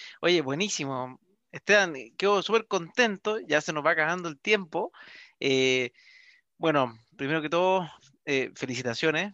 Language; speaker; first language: Spanish; native; Spanish